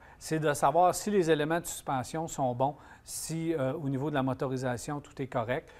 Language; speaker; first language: French; native; French